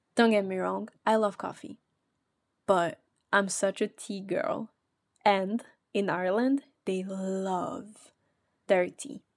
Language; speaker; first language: English; non-native, fluent; French